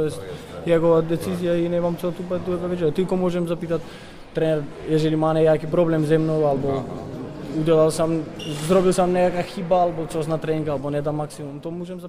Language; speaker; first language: Polish; non-native, learner; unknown